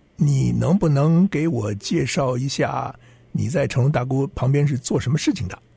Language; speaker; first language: Chinese; native; Chinese